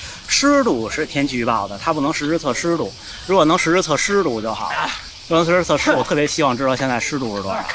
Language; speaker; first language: Chinese; native; Chinese